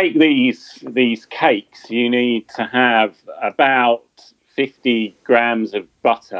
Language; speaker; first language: English; native; English